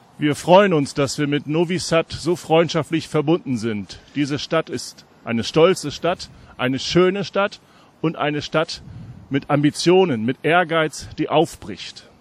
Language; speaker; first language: German; native; German